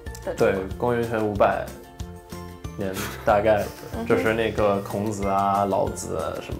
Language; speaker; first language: Chinese; non-native, fluent; English